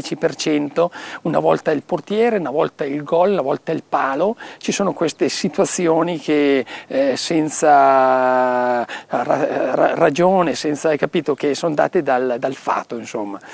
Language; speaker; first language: Italian; native; Italian